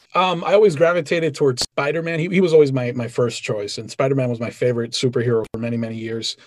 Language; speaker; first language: English; early bilingual, other home language; Spanish